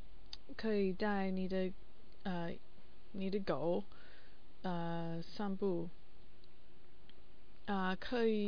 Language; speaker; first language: Chinese; non-native, learner; English